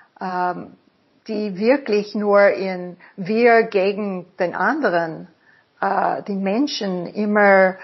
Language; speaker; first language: German; non-native, fluent; English